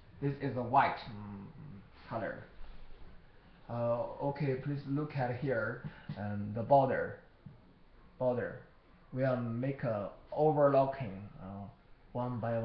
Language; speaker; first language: English; non-native, learner; Chinese